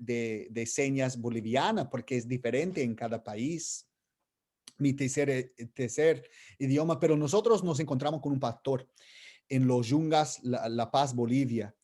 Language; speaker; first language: Spanish; non-native, fluent; English